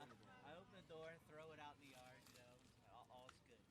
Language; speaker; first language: English; native; English